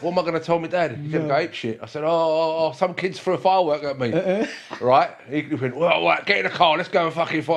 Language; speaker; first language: English; native; English